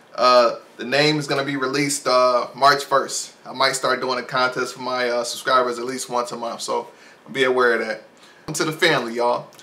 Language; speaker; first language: English; native; English